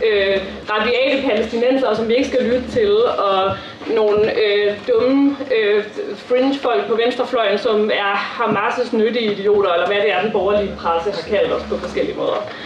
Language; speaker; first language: Danish; native; Danish